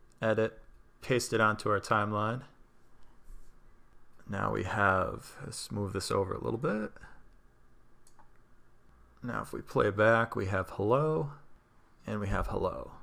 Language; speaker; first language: English; native; English